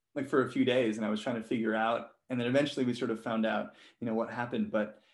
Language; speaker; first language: English; non-native, local second language; Cantonese